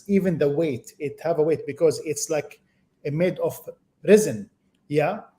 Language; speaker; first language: English; non-native, fluent; Arabic